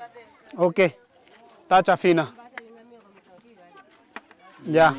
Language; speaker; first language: Portuguese; non-native, learner; Vietnamese